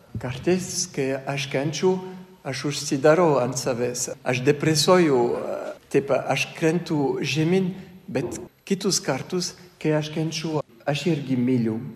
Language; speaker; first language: Lithuanian; non-native, fluent; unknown